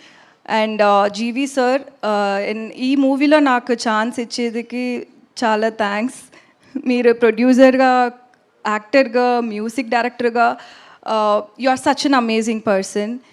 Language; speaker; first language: Telugu; non-native, learner; Tamil